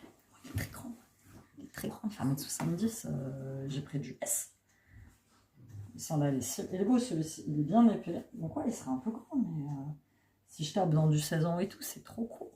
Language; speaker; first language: French; native; French